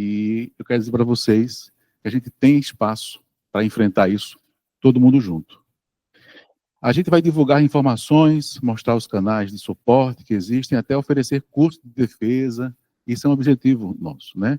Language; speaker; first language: Portuguese; native; Portuguese